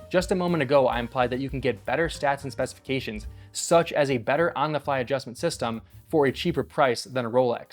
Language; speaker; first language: English; native; English